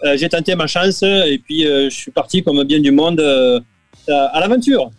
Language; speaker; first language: French; native; French